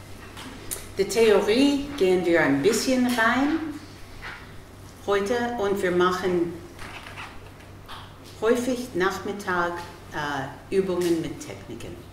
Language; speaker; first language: German; non-native, fluent; English